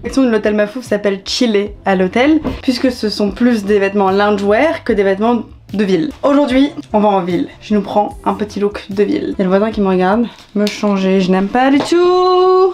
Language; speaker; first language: French; native; French